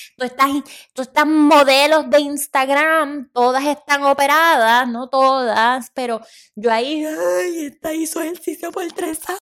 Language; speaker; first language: Spanish; native; Spanish